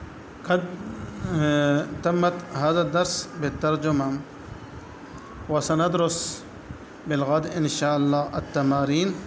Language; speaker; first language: Arabic; non-native, fluent; Urdu